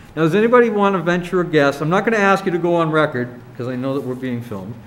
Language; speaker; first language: English; native; English